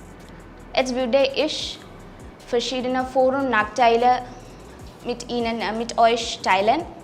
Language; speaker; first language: German; non-native, fluent; Malayalam